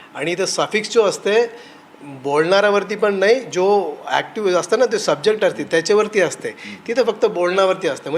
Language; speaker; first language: Marathi; non-native, local second language; Tamil